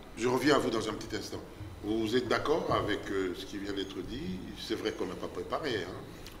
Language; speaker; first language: French; non-native, local second language; Lingala